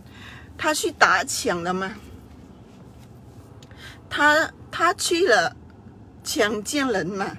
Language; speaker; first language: Chinese; non-native, fluent; Burmese